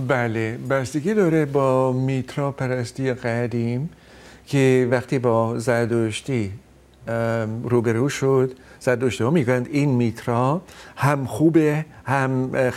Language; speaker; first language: Persian; non-native, fluent; Dutch